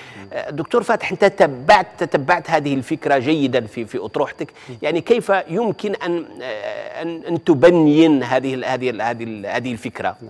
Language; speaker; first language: Arabic; native; Arabic